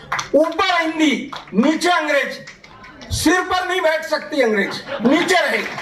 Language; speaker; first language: Hindi; native; Hindi